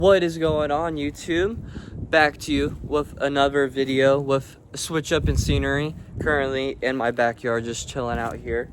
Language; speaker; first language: English; native; English